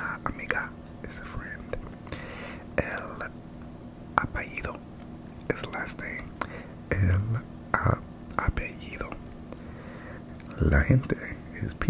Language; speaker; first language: Spanish; non-native, learner; English